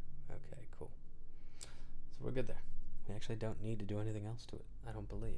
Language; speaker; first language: English; native; English